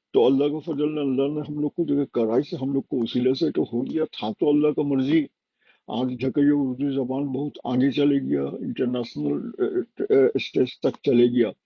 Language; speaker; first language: Hindi; non-native, fluent; Bangla